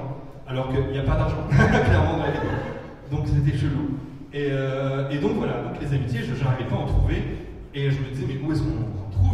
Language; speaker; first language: French; native; French